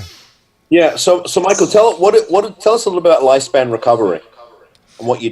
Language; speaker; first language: English; native; English